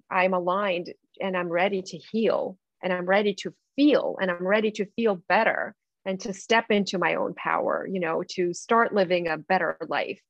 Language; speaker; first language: English; non-native, fluent; Russian